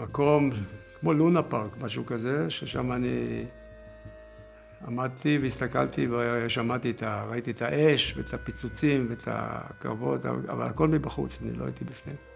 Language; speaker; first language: Hebrew; early bilingual, other home language; Yiddish